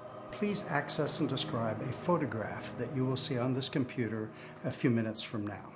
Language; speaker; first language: English; native; English